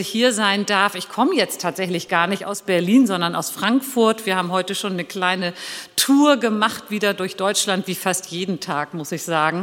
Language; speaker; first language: German; early bilingual, other home language; Turkish